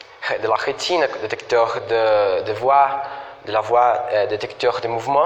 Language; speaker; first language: French; non-native, fluent; Portuguese